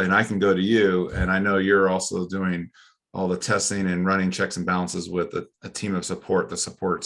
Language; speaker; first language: English; native; English